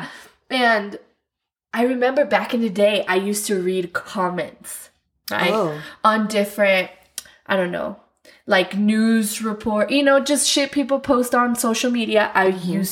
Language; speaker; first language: English; non-native, fluent; Spanish